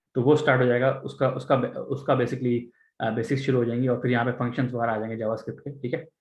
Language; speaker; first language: Hindi; native; Hindi